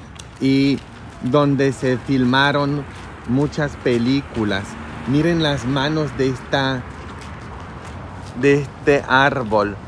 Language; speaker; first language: Spanish; early bilingual, heritage; Spanish